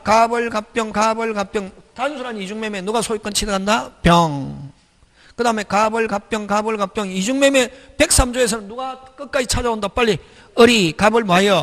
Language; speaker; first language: Korean; native; Korean